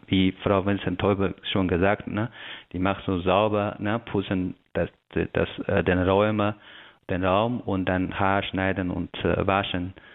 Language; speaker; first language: German; non-native, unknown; Chinese